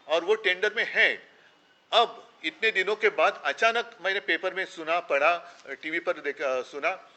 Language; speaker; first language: Hindi; non-native, local second language; Marathi